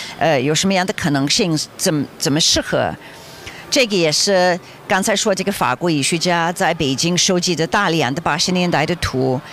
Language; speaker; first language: Chinese; non-native, fluent; English